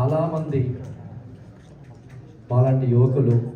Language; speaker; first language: Telugu; native; Telugu